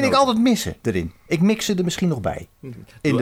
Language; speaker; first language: Dutch; native; Dutch